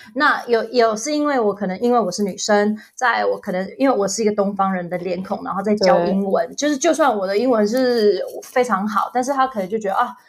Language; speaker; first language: Chinese; early bilingual, other home language; English